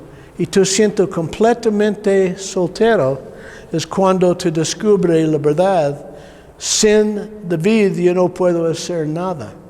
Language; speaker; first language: Spanish; non-native, learner; English